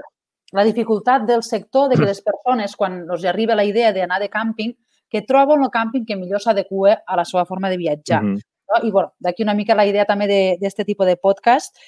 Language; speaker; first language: Catalan; native; Catalan